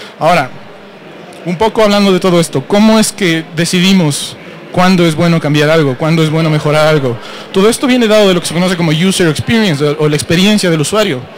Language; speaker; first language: Spanish; native; Spanish